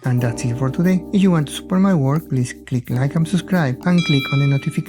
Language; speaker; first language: English; non-native, fluent; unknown